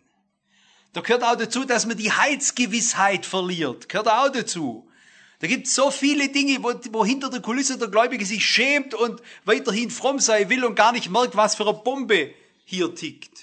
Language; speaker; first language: German; native; German